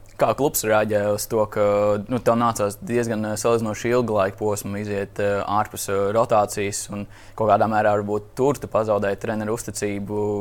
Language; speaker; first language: Latvian; native; Latvian